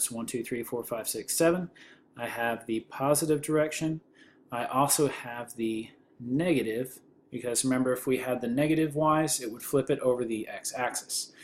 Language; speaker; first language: English; native; English